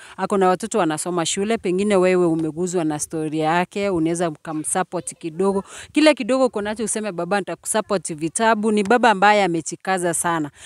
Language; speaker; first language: Swahili; non-native, local second language; Gusii